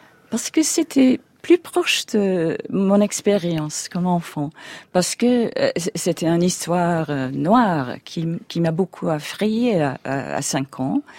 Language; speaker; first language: French; non-native, fluent; English